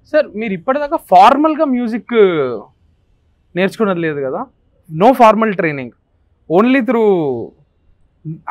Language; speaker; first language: Telugu; native; Telugu